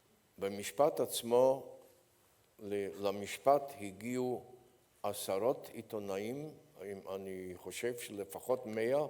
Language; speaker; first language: Hebrew; non-native, fluent; Polish